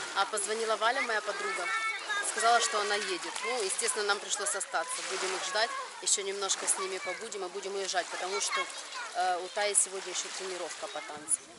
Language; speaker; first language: Russian; native; Russian